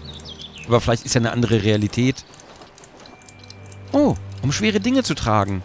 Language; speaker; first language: German; native; German